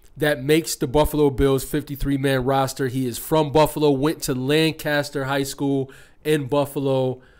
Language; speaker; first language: English; native; English